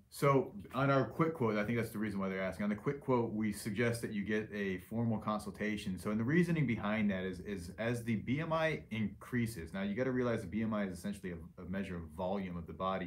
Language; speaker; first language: English; native; English